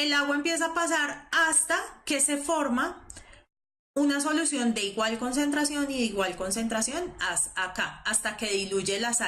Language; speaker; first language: Spanish; native; Spanish